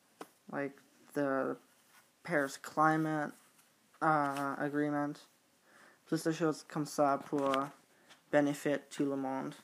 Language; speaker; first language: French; non-native, learner; English